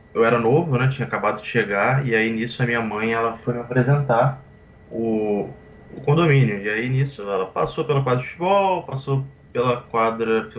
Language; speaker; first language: Portuguese; native; Portuguese